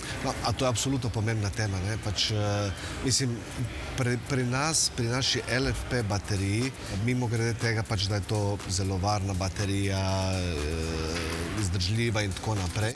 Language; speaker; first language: Slovenian; native; Slovenian